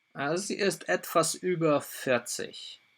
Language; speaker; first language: German; non-native, fluent; Polish